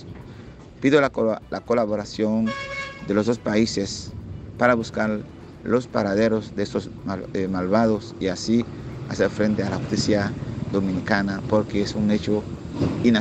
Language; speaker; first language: Spanish; non-native, fluent; Haitian Creole